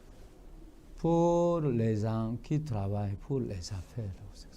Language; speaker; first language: French; non-native, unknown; Korean